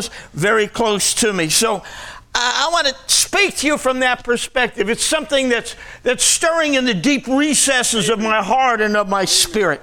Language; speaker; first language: English; native; English